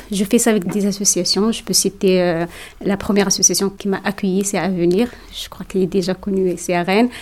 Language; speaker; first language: French; non-native, local second language; Tachelhit